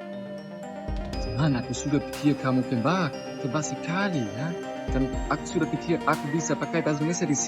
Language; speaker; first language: Indonesian; non-native, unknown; German